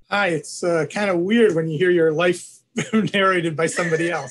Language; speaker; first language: English; native; English